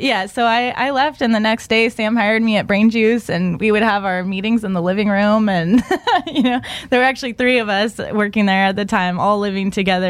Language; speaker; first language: English; native; English